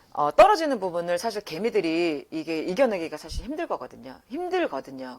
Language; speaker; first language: Korean; native; Korean